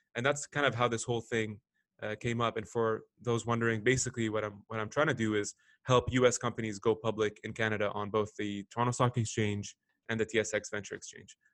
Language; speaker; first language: English; non-native, fluent; Arabic